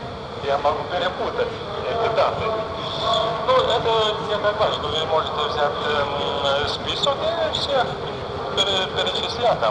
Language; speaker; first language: Russian; non-native, fluent; Lithuanian